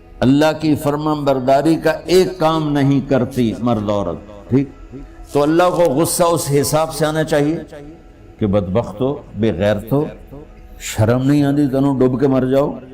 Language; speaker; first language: Urdu; non-native, local second language; Punjabi